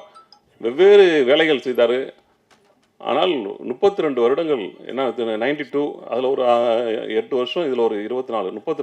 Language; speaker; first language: Tamil; native; Tamil